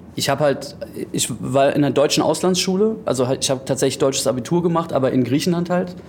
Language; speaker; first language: German; early bilingual, other home language; Greek